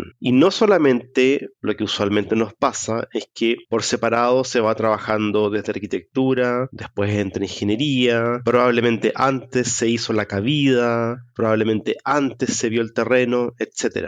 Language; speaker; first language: Spanish; native; Spanish